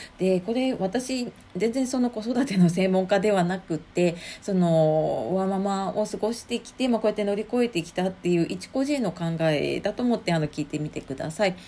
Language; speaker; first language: Japanese; native; Japanese